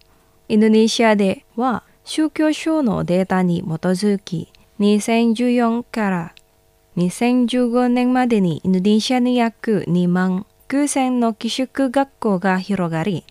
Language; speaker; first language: Japanese; non-native, fluent; Indonesian